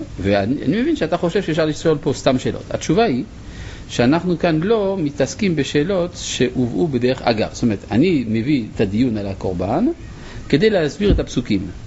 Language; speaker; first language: Hebrew; non-native, fluent; French